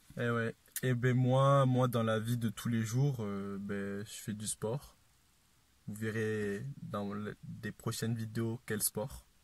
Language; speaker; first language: French; native; French